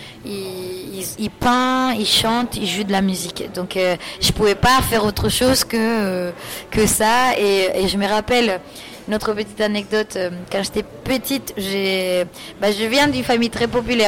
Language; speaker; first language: French; non-native, fluent; Spanish